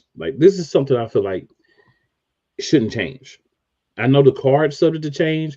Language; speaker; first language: English; native; English